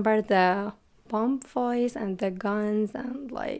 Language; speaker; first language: English; non-native, learner; Arabic